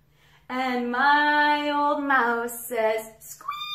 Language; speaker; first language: English; native; English